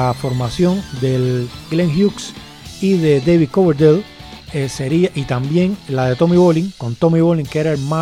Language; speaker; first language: Spanish; native; Spanish